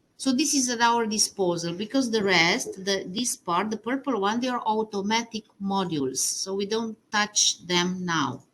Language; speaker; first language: English; non-native, fluent; Romanian